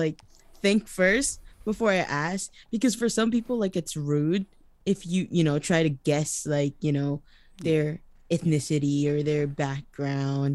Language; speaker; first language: English; non-native, local second language; Iloko